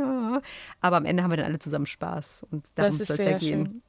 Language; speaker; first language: German; native; German